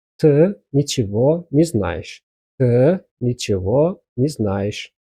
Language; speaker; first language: Russian; non-native, fluent; Azerbaijani